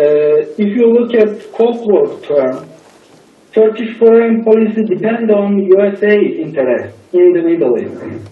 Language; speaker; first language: English; non-native, learner; Turkish